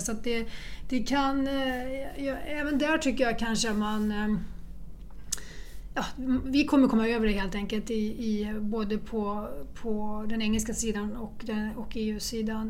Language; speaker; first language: Swedish; native; Swedish